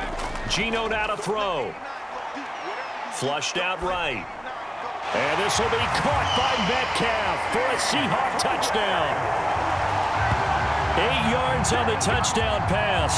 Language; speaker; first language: English; native; English